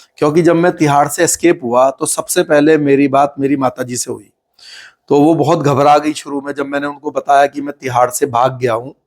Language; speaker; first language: Hindi; native; Hindi